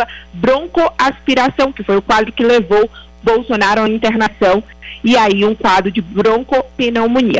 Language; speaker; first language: Portuguese; native; Portuguese